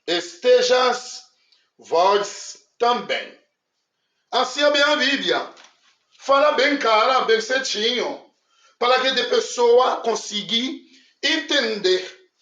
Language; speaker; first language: Portuguese; non-native, learner; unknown